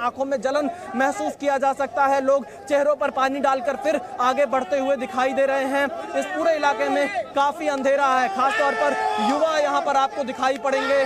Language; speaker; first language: Hindi; native; Hindi